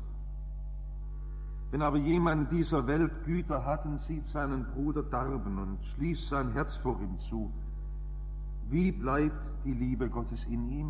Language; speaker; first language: German; native; German